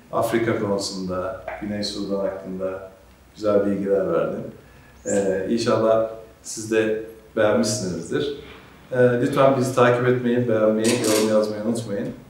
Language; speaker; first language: Turkish; native; Turkish